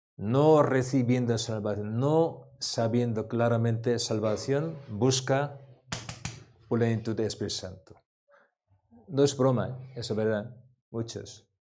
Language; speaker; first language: Spanish; non-native, learner; Korean